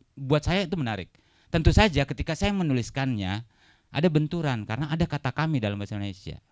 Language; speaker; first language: Indonesian; non-native, local second language; Buginese